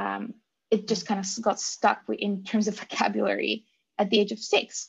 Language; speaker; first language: English; non-native, fluent; Russian